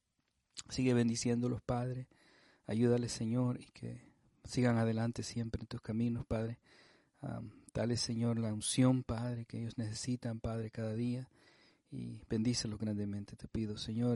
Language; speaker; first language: Spanish; native; Spanish